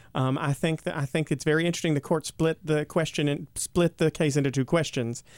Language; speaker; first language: English; native; English